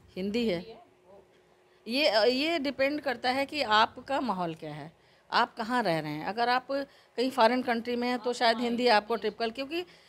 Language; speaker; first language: Hindi; native; Hindi